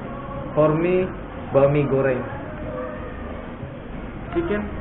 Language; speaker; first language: English; non-native, learner; Javanese